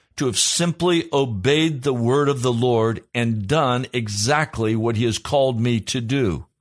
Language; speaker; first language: English; native; English